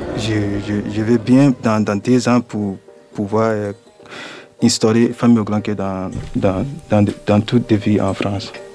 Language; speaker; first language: French; non-native, learner; English